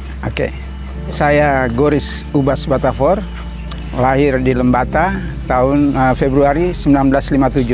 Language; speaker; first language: Indonesian; non-native, local second language; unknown